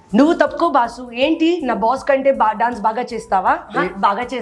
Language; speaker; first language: Telugu; non-native, learner; Hindi